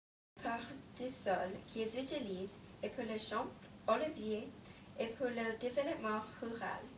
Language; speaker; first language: French; non-native, learner; English